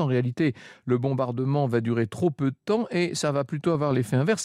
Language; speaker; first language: French; native; French